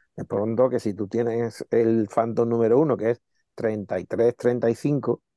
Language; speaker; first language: Spanish; native; Spanish